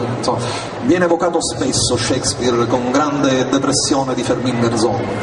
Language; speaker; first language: Italian; native; Italian